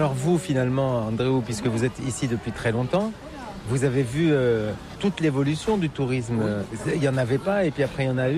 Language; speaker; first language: French; native; French